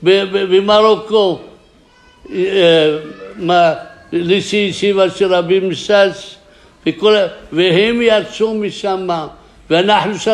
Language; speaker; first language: Hebrew; non-native, fluent; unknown